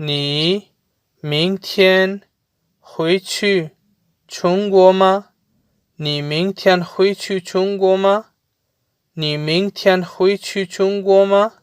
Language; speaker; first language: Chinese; non-native, learner; Urdu